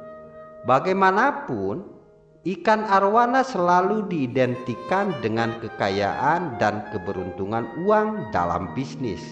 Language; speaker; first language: Indonesian; native; Indonesian